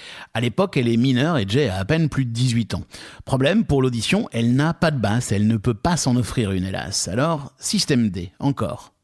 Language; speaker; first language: French; native; French